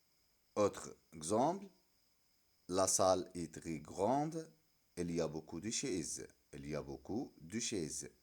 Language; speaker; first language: French; non-native, fluent; Arabic